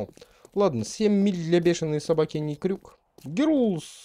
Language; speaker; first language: Russian; native; Russian